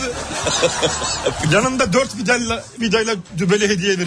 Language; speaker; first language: Turkish; native; Turkish